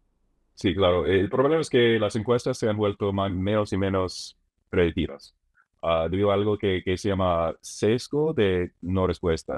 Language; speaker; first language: Spanish; non-native, fluent; English